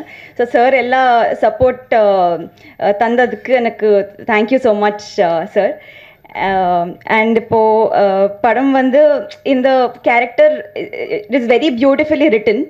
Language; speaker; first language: Tamil; non-native, learner; Telugu